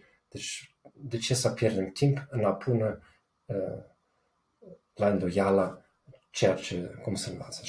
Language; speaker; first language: Romanian; non-native, fluent; German